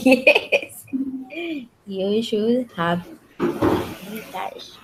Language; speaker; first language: English; non-native, learner; Spanish